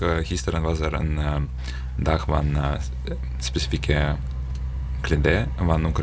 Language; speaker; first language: Dutch; non-native, fluent; Ukrainian